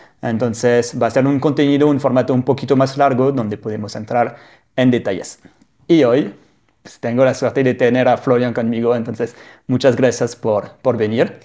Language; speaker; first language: Spanish; non-native, fluent; French